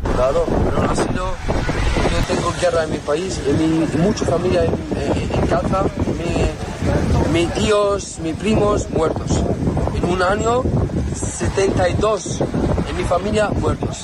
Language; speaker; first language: Spanish; non-native, learner; Arabic